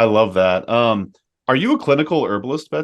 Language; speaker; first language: English; native; English